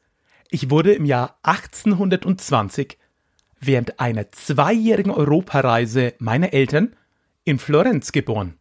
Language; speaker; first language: German; native; German